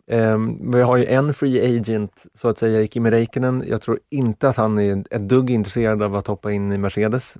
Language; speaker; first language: Swedish; native; Swedish